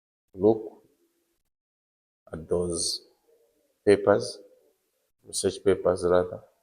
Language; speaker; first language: English; non-native, local second language; Nyanja